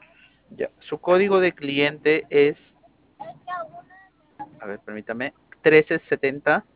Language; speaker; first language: Spanish; native; Spanish